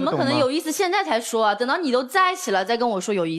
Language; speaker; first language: Chinese; native; Chinese